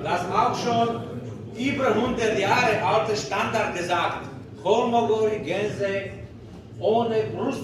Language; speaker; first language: German; non-native, learner; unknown